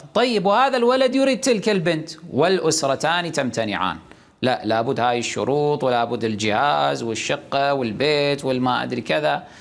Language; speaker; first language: Arabic; native; Arabic